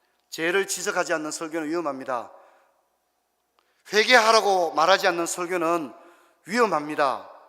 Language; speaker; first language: Korean; native; Korean